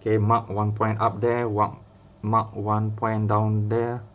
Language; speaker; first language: English; non-native, local second language; Malay